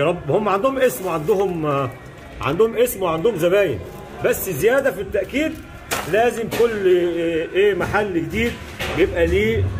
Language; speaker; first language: Arabic; native; Arabic